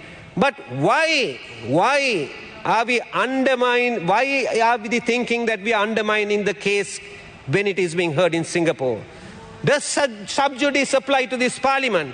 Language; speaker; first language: English; non-native, local second language; Sinhala